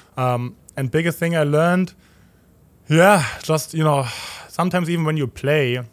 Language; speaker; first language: English; non-native, fluent; German